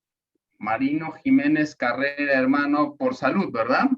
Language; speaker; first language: Spanish; native; Spanish